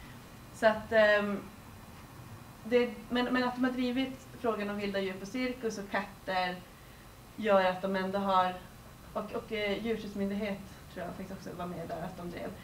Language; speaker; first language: Swedish; native; Swedish